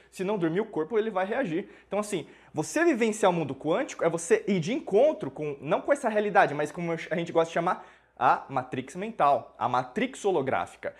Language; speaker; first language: Portuguese; native; Portuguese